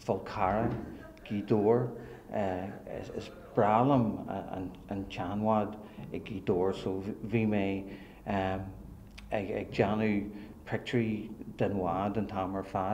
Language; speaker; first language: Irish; non-native, learner; English